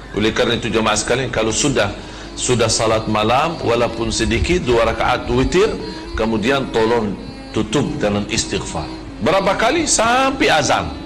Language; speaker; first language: Malay; non-native, fluent; Arabic